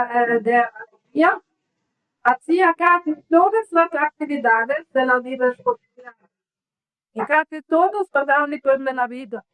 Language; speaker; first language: Spanish; non-native, learner; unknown